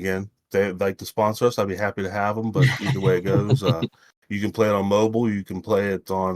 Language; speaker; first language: English; native; English